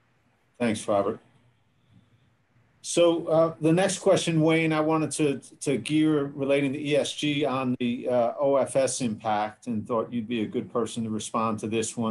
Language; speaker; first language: English; native; English